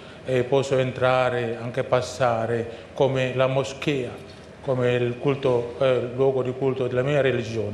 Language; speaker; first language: Italian; non-native, learner; Indonesian